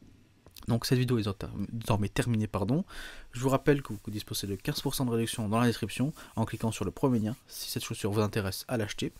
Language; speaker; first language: French; native; French